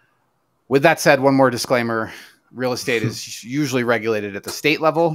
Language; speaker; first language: English; native; English